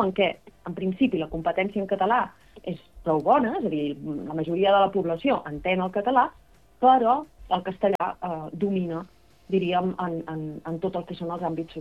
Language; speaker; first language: Catalan; native; Catalan